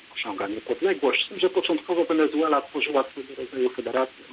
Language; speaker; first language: Polish; native; Polish